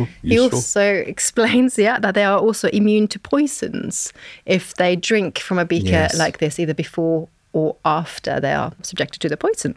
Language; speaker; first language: English; non-native, fluent; Norwegian